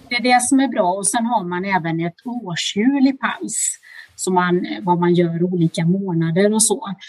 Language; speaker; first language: Swedish; native; Swedish